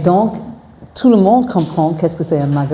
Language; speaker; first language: French; non-native, fluent; English